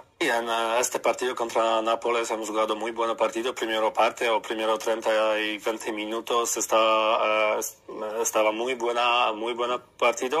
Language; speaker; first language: Spanish; non-native, learner; Polish